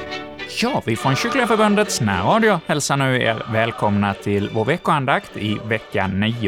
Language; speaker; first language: Swedish; native; Swedish